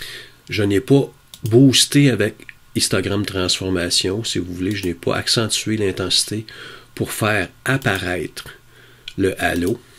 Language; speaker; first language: French; native; French